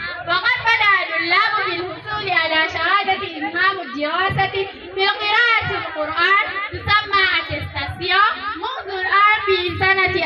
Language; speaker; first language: Arabic; non-native, learner; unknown